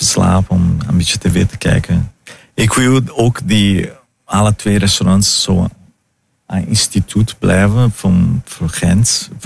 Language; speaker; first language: Dutch; non-native, fluent; Portuguese